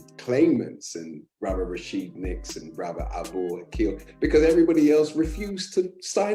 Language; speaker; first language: English; native; English